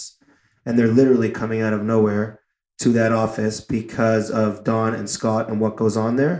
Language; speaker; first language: English; native; English